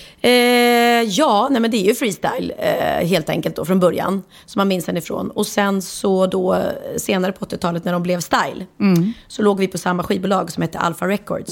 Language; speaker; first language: Swedish; native; Swedish